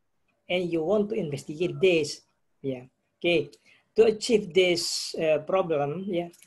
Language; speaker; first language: English; non-native, fluent; Indonesian